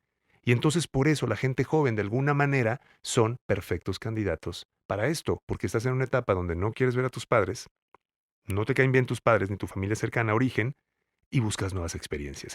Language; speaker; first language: Spanish; native; Spanish